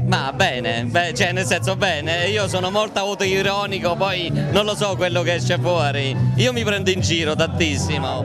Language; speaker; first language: Italian; native; Italian